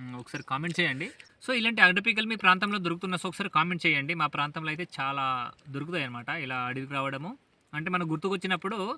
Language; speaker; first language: Telugu; native; Telugu